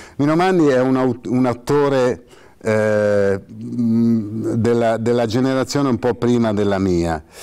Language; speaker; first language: Italian; native; Italian